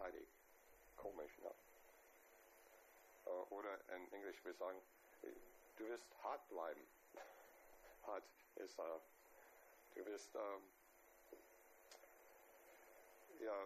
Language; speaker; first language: German; non-native, fluent; English